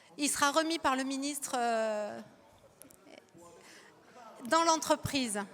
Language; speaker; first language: French; native; French